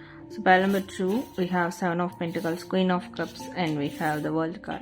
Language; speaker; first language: English; non-native, local second language; Tamil